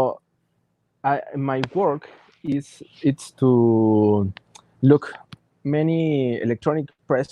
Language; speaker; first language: English; non-native, learner; Spanish